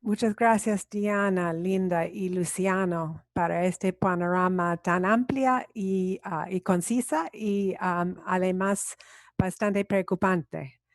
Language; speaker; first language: Spanish; non-native, fluent; English